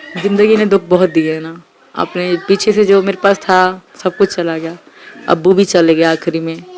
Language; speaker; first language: Urdu; non-native, local second language; Sindhi